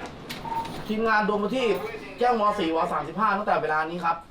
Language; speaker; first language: Thai; native; Thai